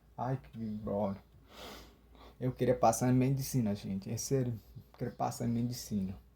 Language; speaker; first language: Portuguese; non-native, local second language; Ticuna